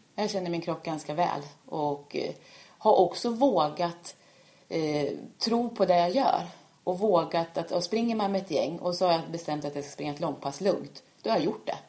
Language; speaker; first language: Swedish; native; Swedish